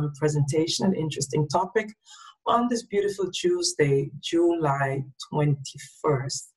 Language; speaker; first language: English; non-native, local second language; Papiamento